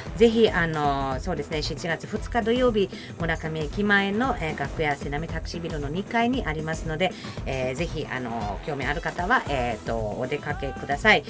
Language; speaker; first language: Japanese; non-native, fluent; German